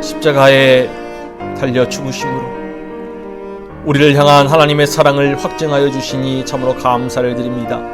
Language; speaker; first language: Korean; native; Korean